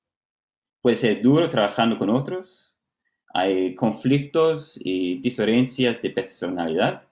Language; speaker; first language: Spanish; non-native, fluent; Portuguese